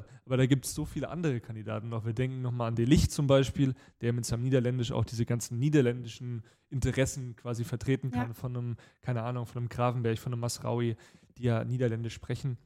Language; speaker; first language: German; native; German